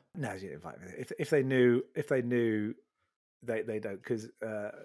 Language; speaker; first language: English; native; English